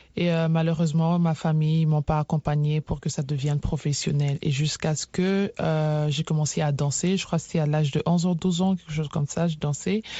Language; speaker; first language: French; non-native, local second language; Lingala